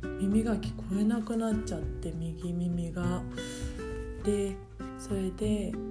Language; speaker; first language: Japanese; native; Japanese